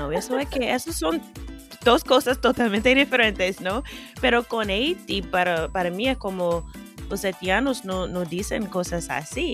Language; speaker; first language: Spanish; non-native, fluent; English